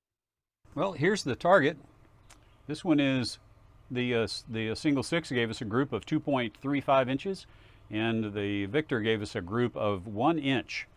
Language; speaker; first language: English; native; English